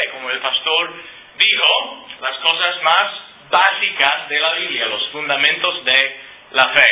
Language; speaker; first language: Spanish; non-native, fluent; English